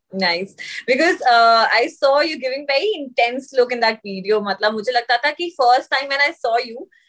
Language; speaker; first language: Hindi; native; Hindi